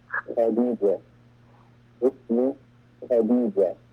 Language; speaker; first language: Arabic; non-native, learner; English